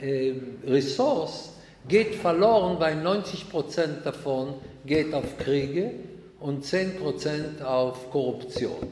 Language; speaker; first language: German; non-native, fluent; Hebrew